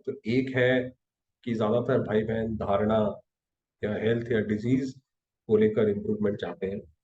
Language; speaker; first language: Hindi; native; Hindi